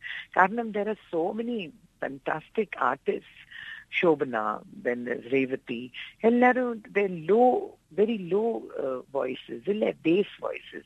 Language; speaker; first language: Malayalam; non-native, local second language; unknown